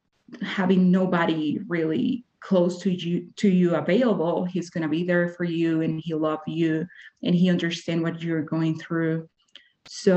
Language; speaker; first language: English; non-native, fluent; Spanish